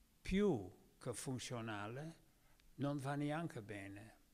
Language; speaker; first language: Italian; non-native, learner; Dutch